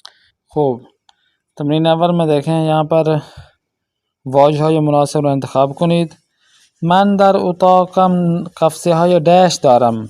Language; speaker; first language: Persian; non-native, fluent; Urdu